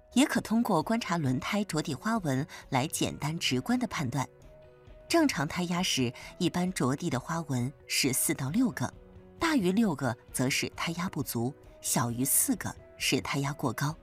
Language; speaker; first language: Chinese; native; Chinese